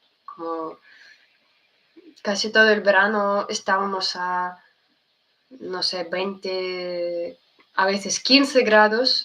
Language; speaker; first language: Spanish; non-native, fluent; Russian